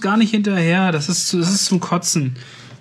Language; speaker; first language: German; native; German